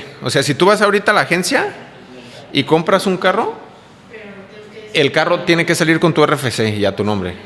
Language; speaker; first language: Spanish; native; Spanish